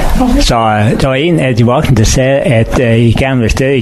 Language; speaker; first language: Danish; native; Danish